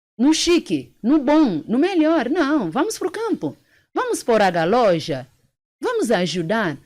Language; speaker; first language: Portuguese; early bilingual, other home language; Upper Guinea Crioulo